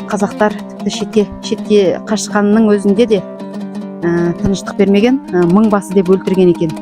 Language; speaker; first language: Kazakh; native; Kazakh